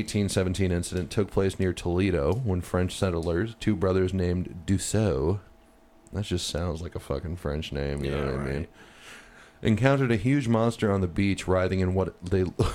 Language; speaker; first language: English; native; English